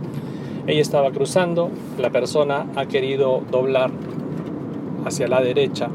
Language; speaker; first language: Spanish; native; Spanish